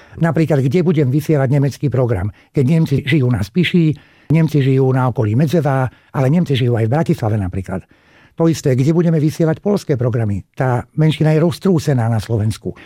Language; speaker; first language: Slovak; non-native, local second language; Hungarian